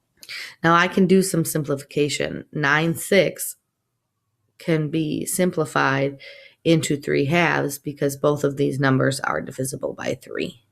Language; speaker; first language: English; native; English